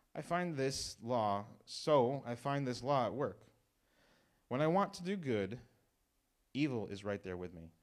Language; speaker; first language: English; native; English